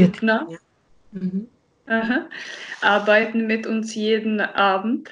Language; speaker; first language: German; non-native, fluent; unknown